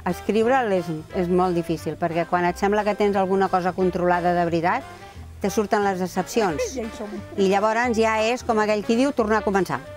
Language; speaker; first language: Catalan; native; Catalan